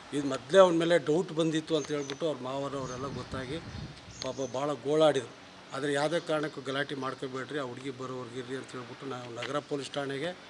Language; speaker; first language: Kannada; non-native, local second language; Lambadi